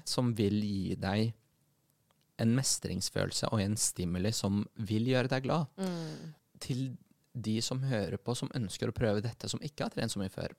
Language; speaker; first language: Norwegian; early bilingual, other home language; Arabic